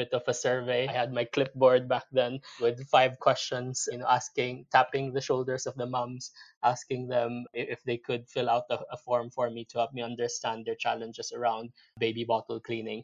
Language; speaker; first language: English; non-native, local second language; Filipino